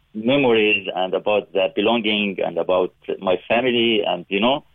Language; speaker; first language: English; non-native, learner; Arabic